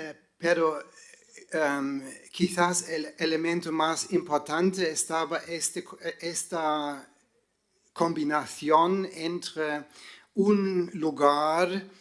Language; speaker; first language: Spanish; non-native, fluent; German